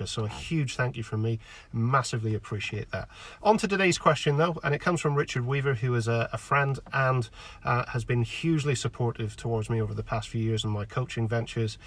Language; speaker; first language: English; native; English